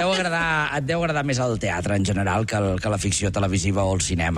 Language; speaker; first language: Catalan; native; Catalan